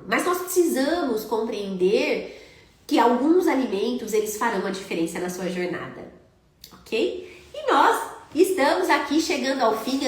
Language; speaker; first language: Portuguese; native; Portuguese